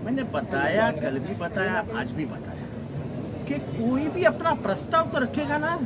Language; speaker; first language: Hindi; non-native, local second language; Marathi